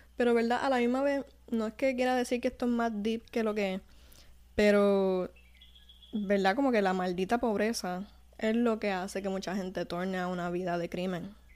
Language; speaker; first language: Spanish; early bilingual, heritage; Spanish